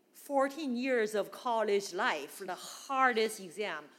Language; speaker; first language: English; non-native, fluent; Chinese